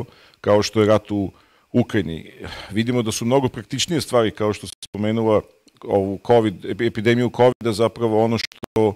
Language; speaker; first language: Bosnian; native; Bosnian